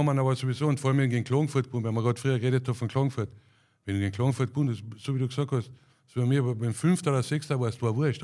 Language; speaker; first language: German; native; German